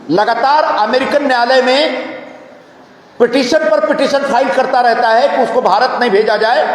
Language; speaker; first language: Hindi; native; Hindi